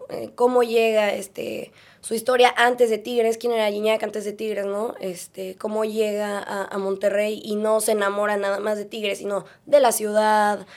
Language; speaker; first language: Spanish; native; Spanish